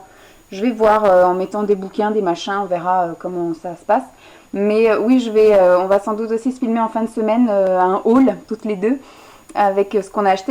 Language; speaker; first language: French; native; French